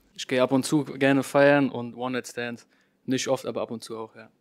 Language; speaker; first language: German; native; German